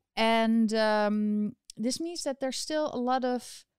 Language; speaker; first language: English; non-native, fluent; Dutch